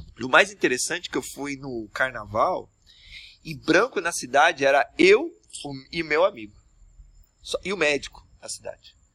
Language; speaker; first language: Portuguese; native; Portuguese